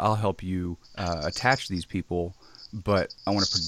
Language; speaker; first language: English; native; English